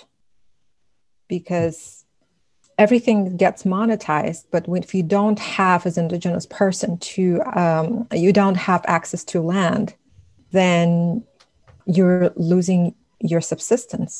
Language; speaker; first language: English; non-native, fluent; Buriat